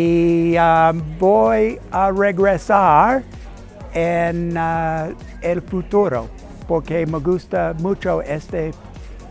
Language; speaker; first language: Spanish; non-native, learner; English